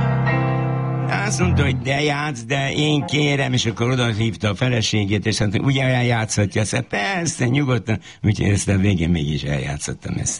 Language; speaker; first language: Hungarian; native; Hungarian